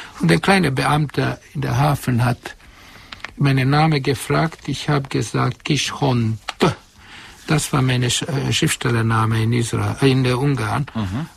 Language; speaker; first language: German; non-native, fluent; Hungarian